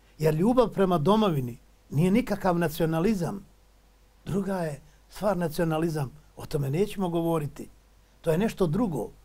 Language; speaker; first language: Bosnian; native; Bosnian